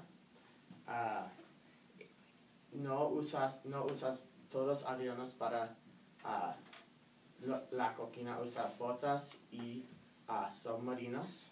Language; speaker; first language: Spanish; non-native, learner; English